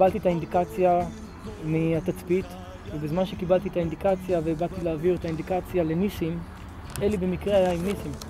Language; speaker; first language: Hebrew; native; Hebrew